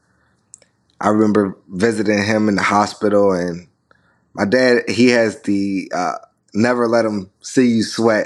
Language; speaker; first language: English; native; English